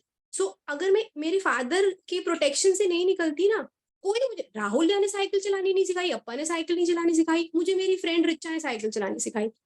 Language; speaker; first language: Hindi; native; Hindi